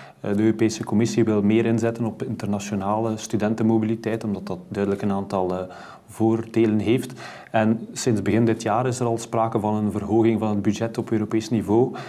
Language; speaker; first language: Dutch; native; Dutch